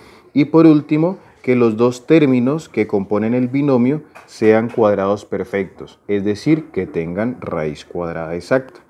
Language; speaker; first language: Spanish; native; Spanish